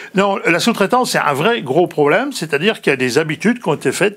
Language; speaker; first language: French; native; French